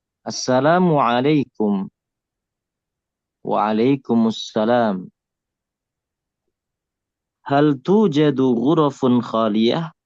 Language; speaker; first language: Arabic; non-native, fluent; Indonesian